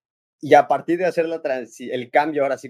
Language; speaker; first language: Spanish; native; Spanish